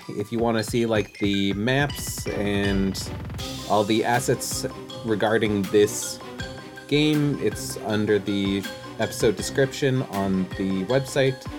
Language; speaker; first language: English; native; English